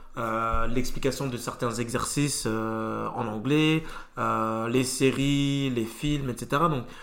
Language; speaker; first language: French; native; French